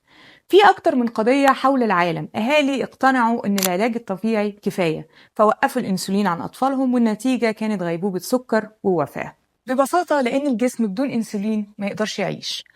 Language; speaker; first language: Arabic; native; Arabic